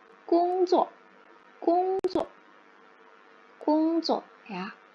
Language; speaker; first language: Chinese; non-native, fluent; Indonesian